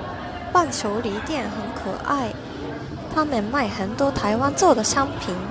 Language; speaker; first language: Chinese; non-native, learner; Japanese